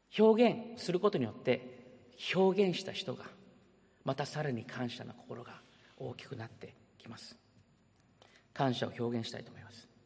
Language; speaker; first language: Japanese; early bilingual, heritage; Japanese